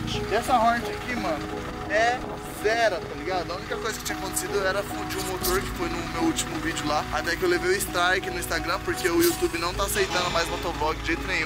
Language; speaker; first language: Portuguese; native; Portuguese